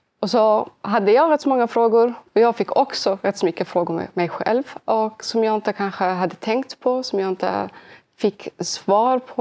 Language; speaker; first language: Swedish; early bilingual, other home language; Arabic